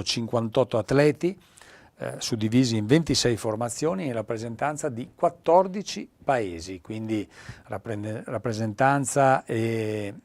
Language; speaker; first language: Italian; native; Italian